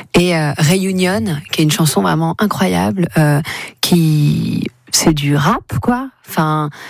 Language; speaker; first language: French; native; French